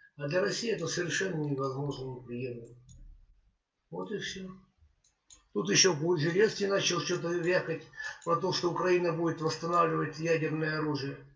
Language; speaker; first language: Russian; native; Russian